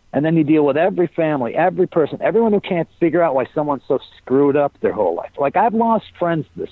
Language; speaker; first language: English; native; English